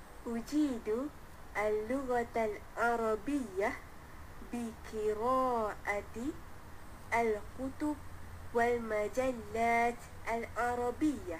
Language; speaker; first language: Arabic; non-native, learner; Malay